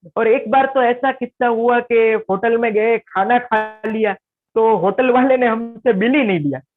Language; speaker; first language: Hindi; non-native, local second language; Gujarati